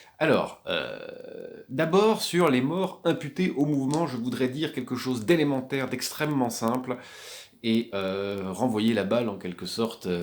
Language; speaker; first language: French; native; French